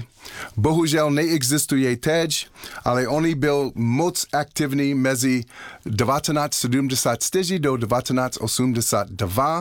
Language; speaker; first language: Czech; non-native, learner; English